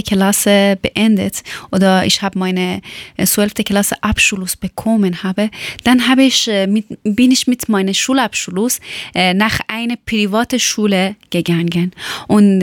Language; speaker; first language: German; non-native, learner; Persian